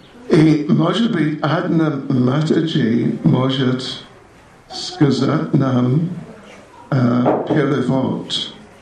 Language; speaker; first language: Russian; non-native, learner; English